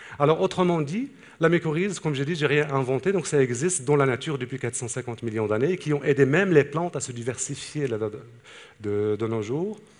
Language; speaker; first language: French; non-native, local second language; Arabic